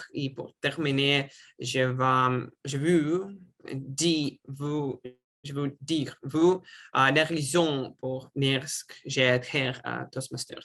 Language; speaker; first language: French; non-native, learner; Russian